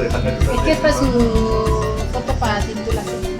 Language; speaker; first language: Spanish; native; Spanish